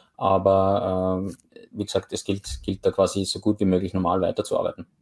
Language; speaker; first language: German; native; German